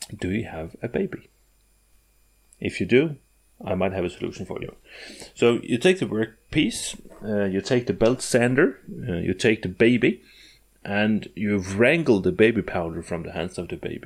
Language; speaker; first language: English; non-native, fluent; Norwegian